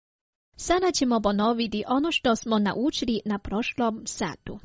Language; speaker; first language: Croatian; non-native, fluent; Chinese